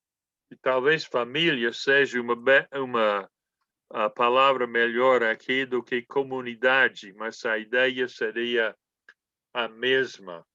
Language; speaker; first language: Portuguese; non-native, fluent; English